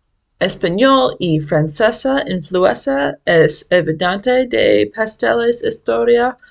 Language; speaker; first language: Spanish; non-native, learner; English